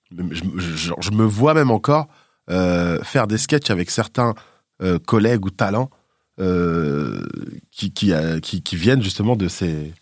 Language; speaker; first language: French; native; French